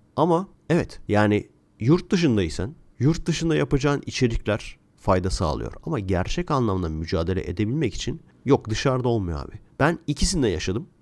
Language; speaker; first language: Turkish; native; Turkish